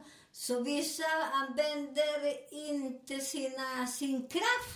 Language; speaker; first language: Swedish; non-native, fluent; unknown